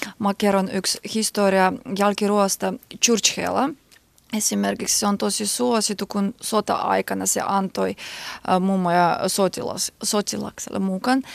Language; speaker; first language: Finnish; non-native, learner; Georgian